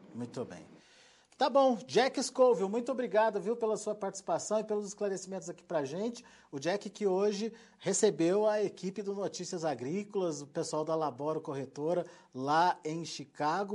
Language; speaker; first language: Portuguese; native; Portuguese